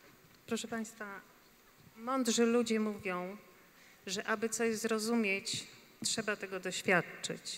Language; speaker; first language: Polish; native; Polish